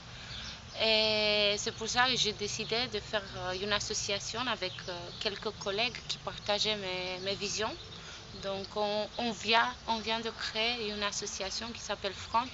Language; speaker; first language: French; non-native, fluent; Romanian